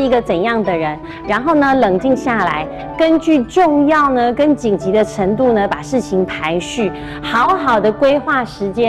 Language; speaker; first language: Chinese; native; Chinese